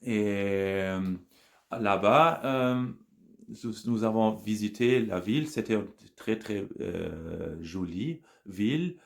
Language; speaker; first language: French; non-native, learner; German